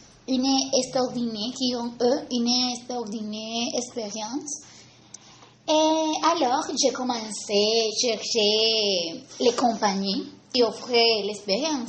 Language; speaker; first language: French; non-native, learner; Spanish